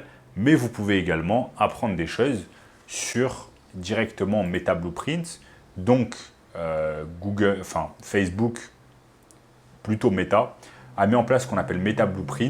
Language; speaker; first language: French; native; French